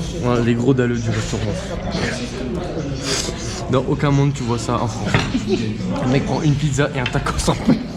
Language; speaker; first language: French; native; French